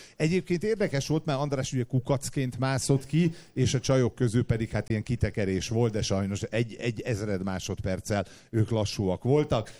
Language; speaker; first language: Hungarian; native; Hungarian